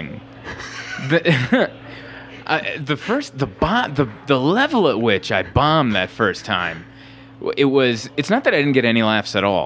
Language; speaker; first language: English; native; English